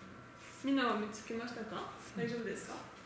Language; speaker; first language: Japanese; non-native, learner; French